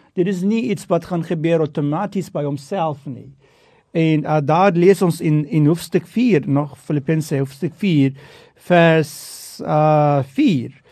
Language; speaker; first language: Afrikaans; non-native, fluent; Turkish